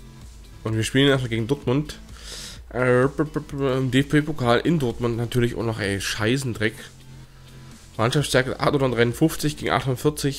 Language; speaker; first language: German; native; German